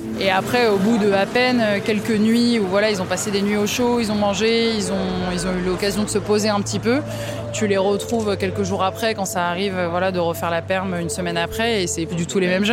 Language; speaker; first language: French; native; French